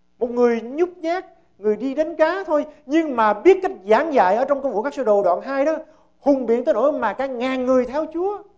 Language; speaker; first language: Vietnamese; early bilingual, heritage; Vietnamese